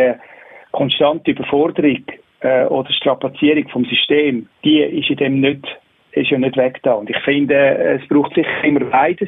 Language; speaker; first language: German; native; German